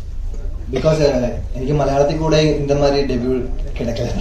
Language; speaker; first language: Tamil; non-native, learner; Malayalam